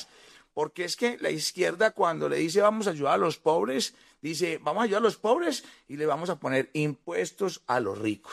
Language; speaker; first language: Spanish; native; Spanish